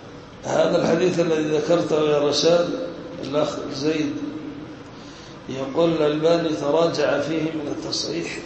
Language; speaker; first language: Arabic; native; Arabic